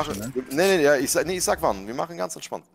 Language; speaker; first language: German; native; German